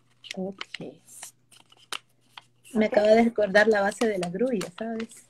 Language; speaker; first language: Spanish; native; Spanish